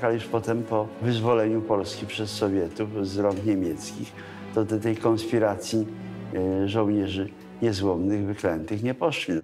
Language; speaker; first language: Polish; native; Polish